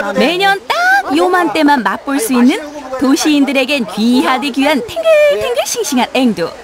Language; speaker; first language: Korean; native; Korean